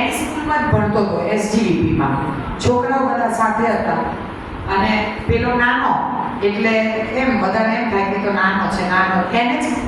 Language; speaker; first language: Gujarati; native; Gujarati